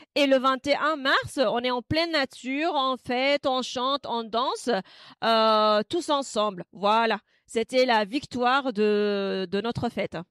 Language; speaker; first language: French; non-native, fluent; Kurdish